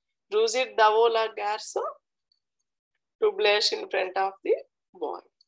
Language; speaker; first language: English; non-native, local second language; Telugu